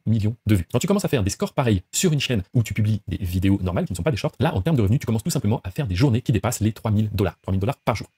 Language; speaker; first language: French; native; French